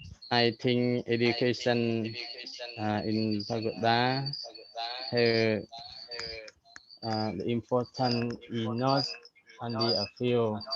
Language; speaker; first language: English; non-native, learner; Khmer